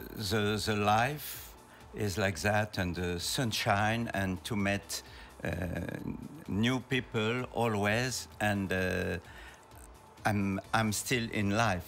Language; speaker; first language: English; non-native, learner; French